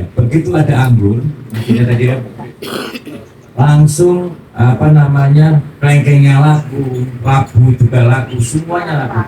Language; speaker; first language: Indonesian; native; Indonesian